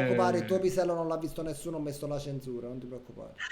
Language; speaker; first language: Italian; native; Italian